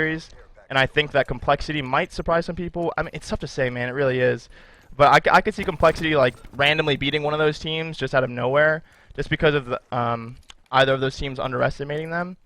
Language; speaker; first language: English; native; English